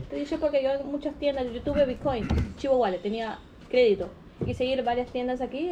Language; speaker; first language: Spanish; native; Spanish